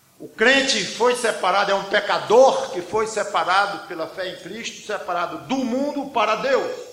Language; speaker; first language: Portuguese; native; Portuguese